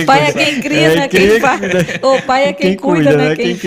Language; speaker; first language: Portuguese; native; Portuguese